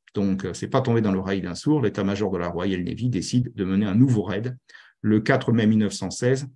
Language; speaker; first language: French; native; French